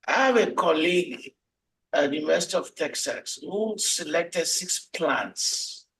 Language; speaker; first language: English; non-native, local second language; Yoruba